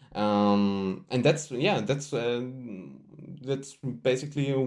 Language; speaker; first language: English; non-native, fluent; German